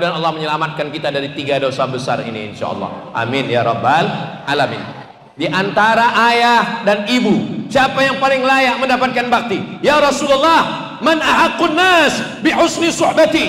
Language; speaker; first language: Indonesian; native; Indonesian